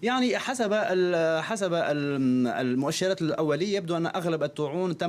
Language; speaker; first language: Arabic; native; Arabic